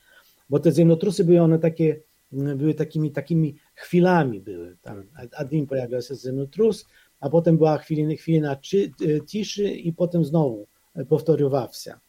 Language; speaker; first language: Polish; non-native, fluent; Ukrainian